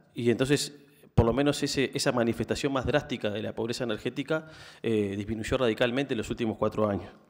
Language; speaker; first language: Spanish; native; Spanish